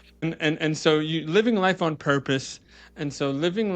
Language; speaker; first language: English; native; English